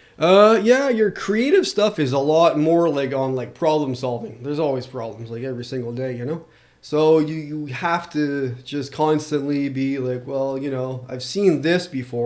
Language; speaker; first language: English; non-native, local second language; French